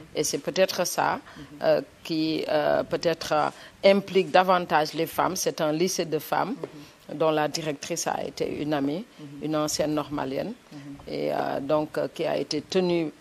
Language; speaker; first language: French; non-native, local second language; Wolof